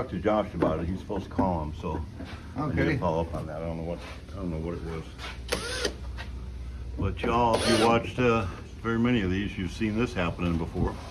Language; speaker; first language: English; native; English